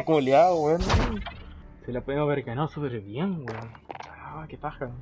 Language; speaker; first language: Spanish; native; Spanish